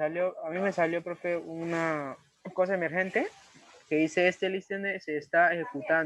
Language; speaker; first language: Spanish; native; Spanish